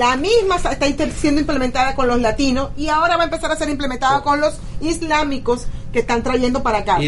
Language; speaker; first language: Spanish; native; Spanish